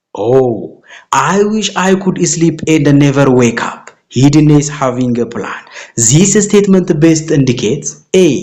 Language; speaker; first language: English; non-native, local second language; Amharic